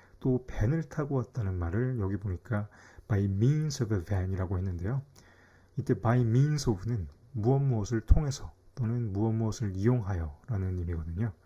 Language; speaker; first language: Korean; native; Korean